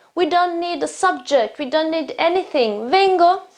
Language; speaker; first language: English; non-native, fluent; Italian